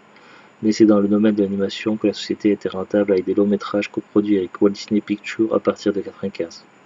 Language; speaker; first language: French; native; French